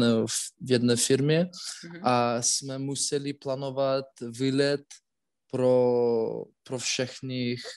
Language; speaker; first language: Czech; non-native, learner; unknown